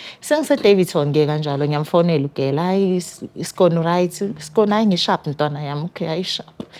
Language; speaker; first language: Zulu; native; Zulu